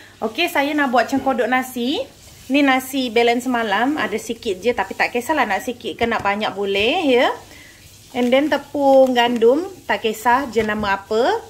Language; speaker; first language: Malay; native; Malay